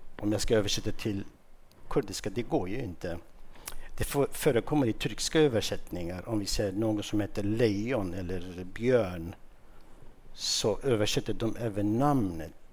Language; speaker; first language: Swedish; non-native, fluent; Kurdish